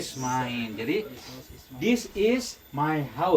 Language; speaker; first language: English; non-native, learner; Sundanese